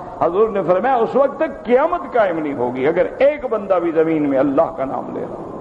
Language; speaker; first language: Urdu; non-native, local second language; Saraiki